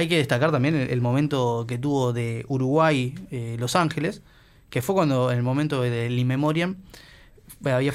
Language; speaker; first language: Spanish; native; Spanish